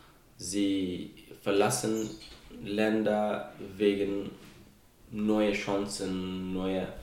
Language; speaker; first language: German; non-native, fluent; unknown